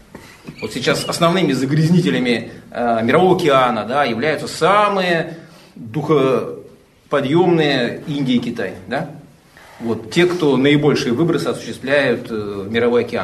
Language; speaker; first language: Russian; native; Russian